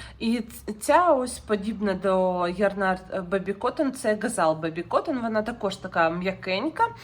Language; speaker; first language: Ukrainian; non-native, local second language; Russian